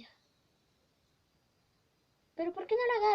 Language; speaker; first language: Spanish; native; Spanish